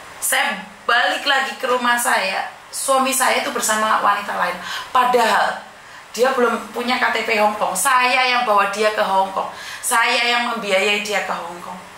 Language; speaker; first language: Indonesian; non-native, local second language; Javanese